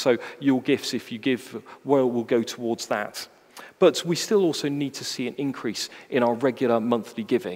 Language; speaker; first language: English; native; English